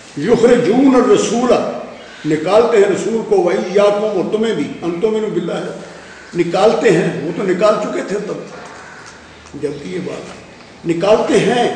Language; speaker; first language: Urdu; non-native, local second language; Punjabi